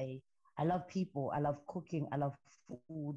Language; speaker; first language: English; non-native, local second language; Xhosa